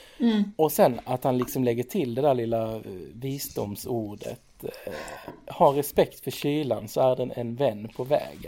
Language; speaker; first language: Swedish; native; Swedish